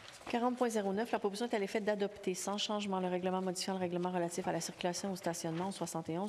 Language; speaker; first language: French; native; French